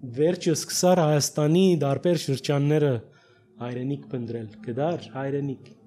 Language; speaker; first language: Armenian; early bilingual, heritage; Armenian